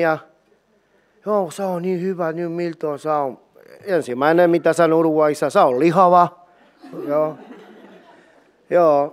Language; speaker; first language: Finnish; non-native, learner; Spanish